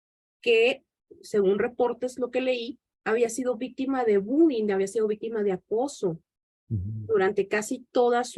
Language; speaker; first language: Spanish; native; Spanish